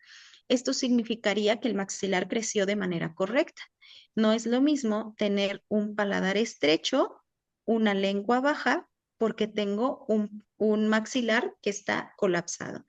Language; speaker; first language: Spanish; native; Spanish